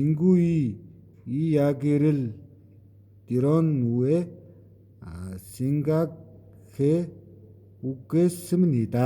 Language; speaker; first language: Korean; non-native, learner; Mongolian